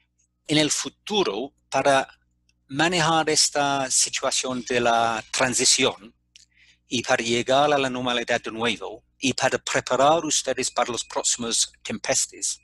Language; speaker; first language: Spanish; non-native, fluent; English